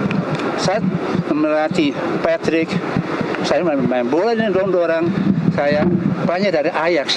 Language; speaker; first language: Indonesian; early bilingual, heritage; Indonesian